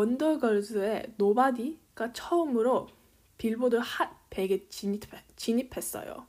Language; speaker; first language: Korean; early bilingual, heritage; Korean